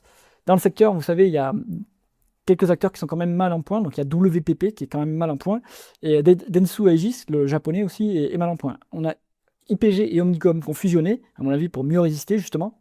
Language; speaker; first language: French; native; French